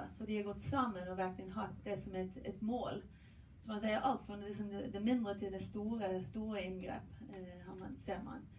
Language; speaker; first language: Swedish; non-native, fluent; English